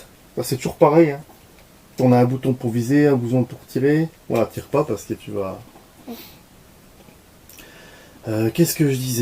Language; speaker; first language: French; native; French